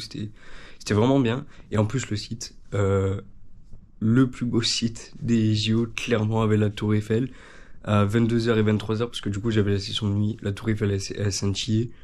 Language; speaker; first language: French; native; French